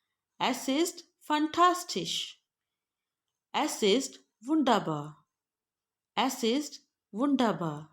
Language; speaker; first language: German; non-native, fluent; Urdu